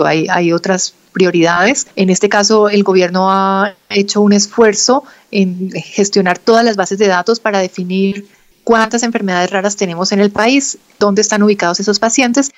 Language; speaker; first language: Spanish; native; Spanish